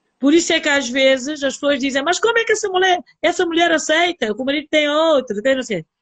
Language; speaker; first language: Portuguese; non-native, local second language; Upper Guinea Crioulo